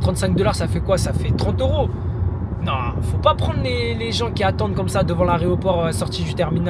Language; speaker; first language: French; native; French